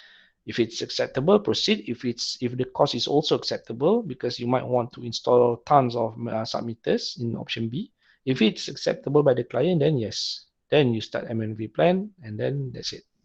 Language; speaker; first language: English; non-native, local second language; Malay